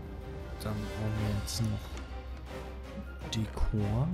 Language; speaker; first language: German; native; German